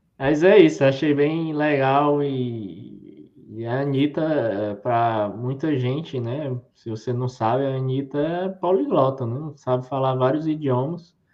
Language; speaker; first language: Portuguese; native; Portuguese